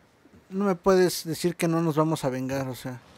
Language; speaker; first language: Spanish; native; Spanish